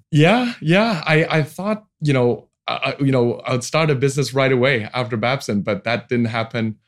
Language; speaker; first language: English; non-native, local second language; Cantonese